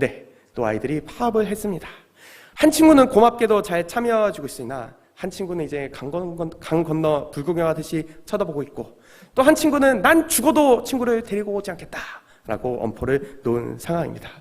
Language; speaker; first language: Korean; native; Korean